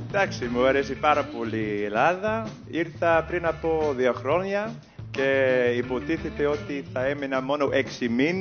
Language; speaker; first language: Greek; non-native, learner; English